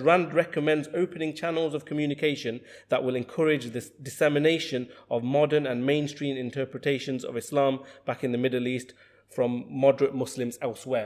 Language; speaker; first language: English; native; English